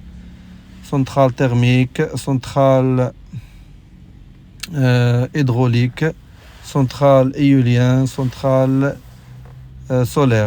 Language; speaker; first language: French; non-native, local second language; Arabic